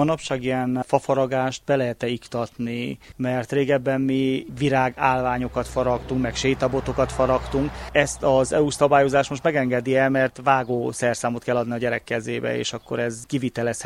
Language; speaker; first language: Hungarian; native; Hungarian